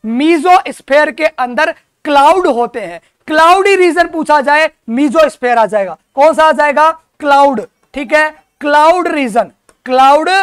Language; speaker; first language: Hindi; native; Hindi